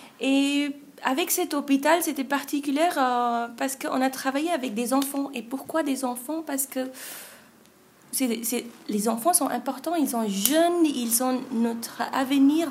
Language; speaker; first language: French; non-native, fluent; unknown